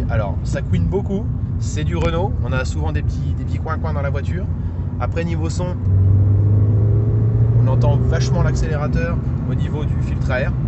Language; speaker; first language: French; native; French